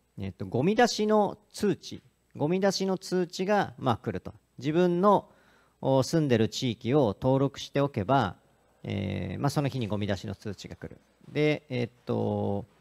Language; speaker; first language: Japanese; native; Japanese